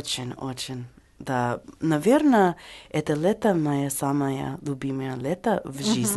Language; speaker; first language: Russian; non-native, learner; English